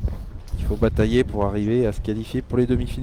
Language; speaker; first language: French; native; French